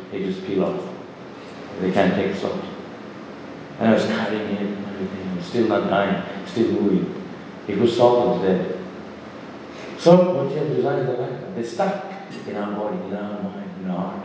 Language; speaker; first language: English; non-native, local second language; Bangla